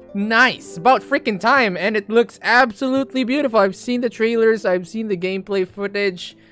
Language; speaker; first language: English; non-native, local second language; Filipino